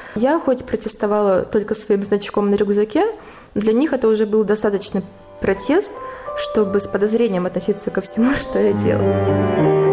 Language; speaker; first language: Russian; native; Russian